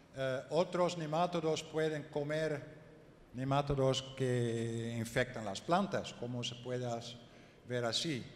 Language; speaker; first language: Spanish; non-native, learner; Dutch